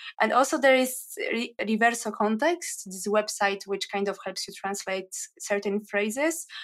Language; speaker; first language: English; non-native, fluent; Polish